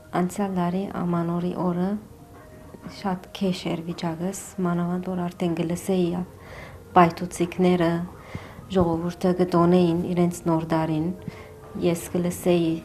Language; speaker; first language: Armenian; early bilingual, heritage; Armenian